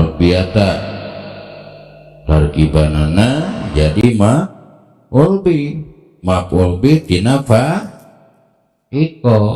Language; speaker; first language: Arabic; non-native, fluent; Sundanese